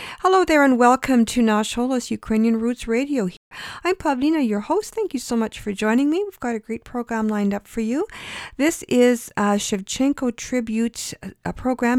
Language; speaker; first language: English; early bilingual, other home language; Ukrainian